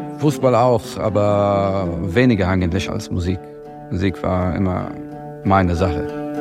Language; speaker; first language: German; non-native, fluent; Arabic